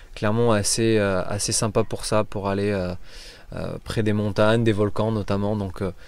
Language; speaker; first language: French; native; French